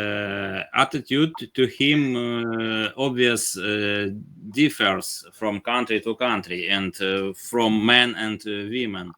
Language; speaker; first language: English; non-native, fluent; Ukrainian